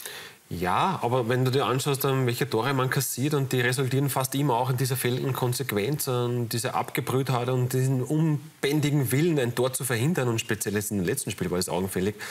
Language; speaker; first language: German; native; German